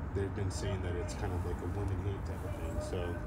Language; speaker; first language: English; native; English